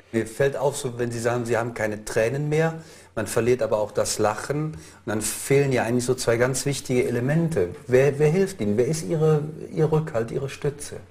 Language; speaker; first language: German; native; German